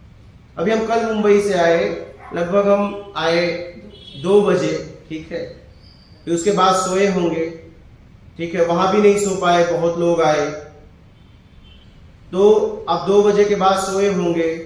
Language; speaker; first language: Hindi; native; Hindi